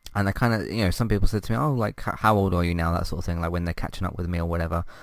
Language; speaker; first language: English; native; English